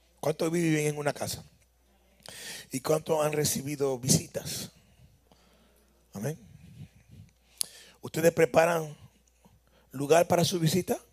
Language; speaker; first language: Spanish; native; Spanish